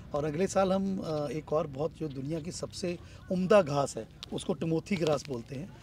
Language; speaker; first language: Hindi; native; Hindi